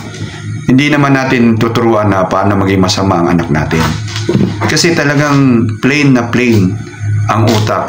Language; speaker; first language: Filipino; non-native, local second language; Cebuano